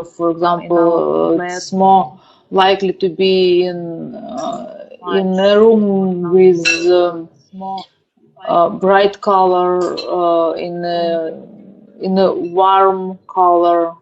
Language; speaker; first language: English; non-native, learner; Russian